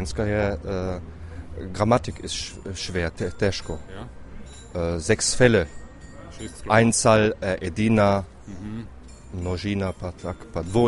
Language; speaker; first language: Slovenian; early bilingual, heritage; German